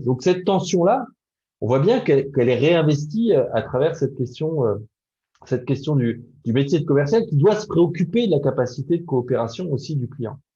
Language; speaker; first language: French; native; French